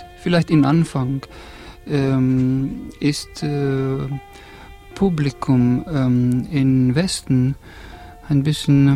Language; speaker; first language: German; non-native, fluent; Estonian